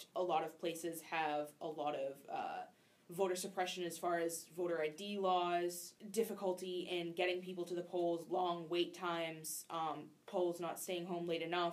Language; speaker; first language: English; native; English